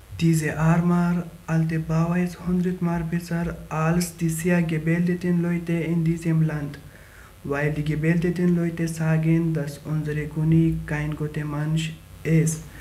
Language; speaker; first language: German; non-native, learner; Pashto